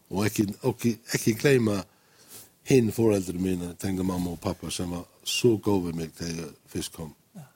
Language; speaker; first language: Icelandic; non-native, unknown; English